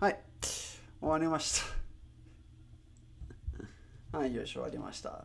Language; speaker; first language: Japanese; non-native, learner; Spanish